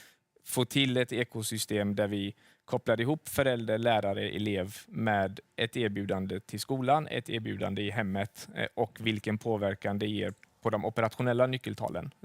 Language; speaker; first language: Swedish; native; Swedish